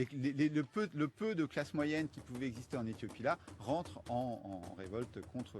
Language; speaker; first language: French; native; French